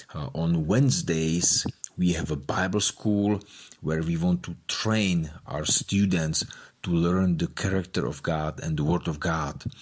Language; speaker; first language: English; non-native, fluent; Czech